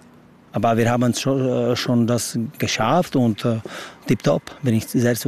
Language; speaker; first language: German; non-native, learner; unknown